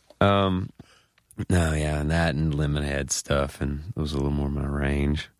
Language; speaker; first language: English; native; English